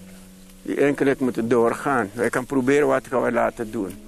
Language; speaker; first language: Dutch; non-native, local second language; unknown